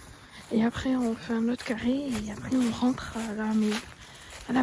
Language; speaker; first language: French; native; French